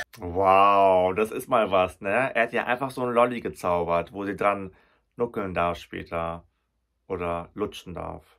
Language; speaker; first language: German; native; German